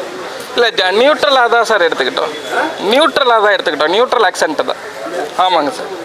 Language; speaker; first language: Tamil; native; Tamil